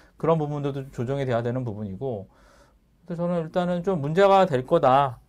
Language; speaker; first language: Korean; native; Korean